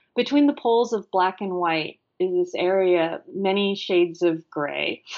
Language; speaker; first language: English; native; English